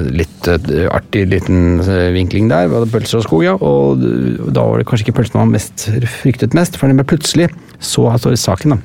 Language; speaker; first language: Norwegian; native; Norwegian